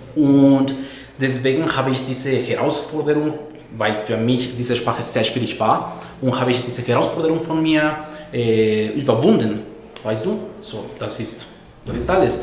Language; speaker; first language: German; non-native, fluent; Spanish